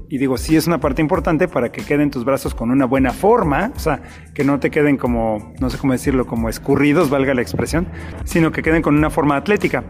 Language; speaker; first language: Spanish; native; Spanish